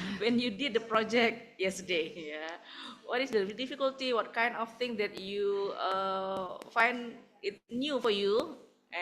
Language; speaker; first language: English; non-native, fluent; Indonesian